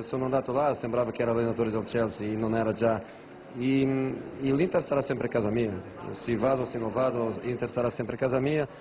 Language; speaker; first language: Italian; non-native, fluent; Portuguese